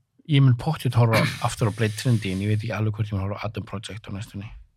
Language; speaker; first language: Icelandic; native; Icelandic